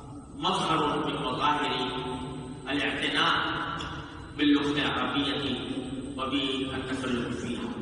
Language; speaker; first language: Arabic; non-native, fluent; Urdu